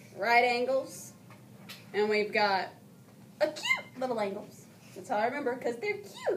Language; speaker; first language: English; native; English